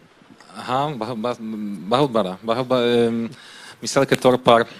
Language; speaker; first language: Hindi; non-native, learner; Polish